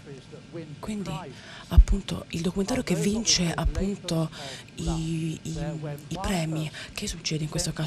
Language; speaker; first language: Italian; native; Italian